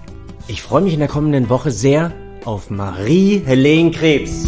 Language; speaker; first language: German; native; German